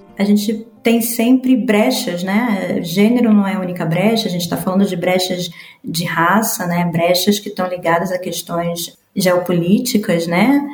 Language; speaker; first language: Portuguese; native; Portuguese